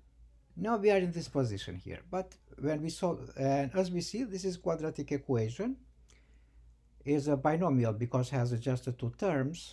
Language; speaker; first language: English; non-native, fluent; Albanian